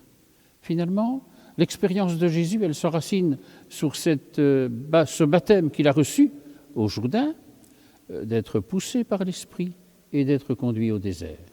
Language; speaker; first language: French; native; French